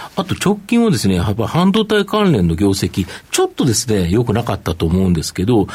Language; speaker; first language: Japanese; native; Japanese